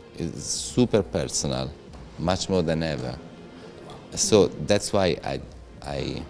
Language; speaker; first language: English; non-native, fluent; Italian